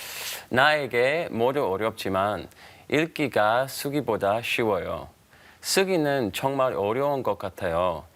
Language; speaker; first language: Korean; non-native, learner; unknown